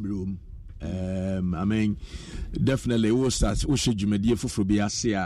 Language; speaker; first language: English; non-native, local second language; Akan